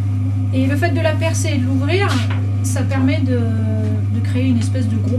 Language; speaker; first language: French; native; French